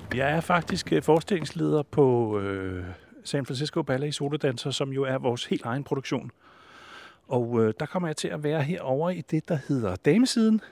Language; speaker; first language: Danish; native; Danish